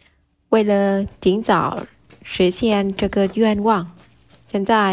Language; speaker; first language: Chinese; non-native, learner; Vietnamese